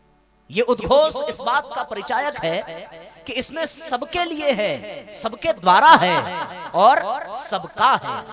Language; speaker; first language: Hindi; native; Hindi